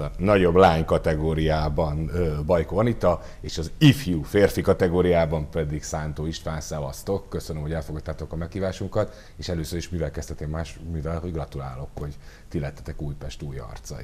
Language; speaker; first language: Hungarian; native; Hungarian